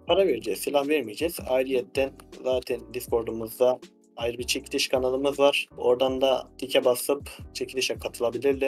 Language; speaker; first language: Turkish; native; Turkish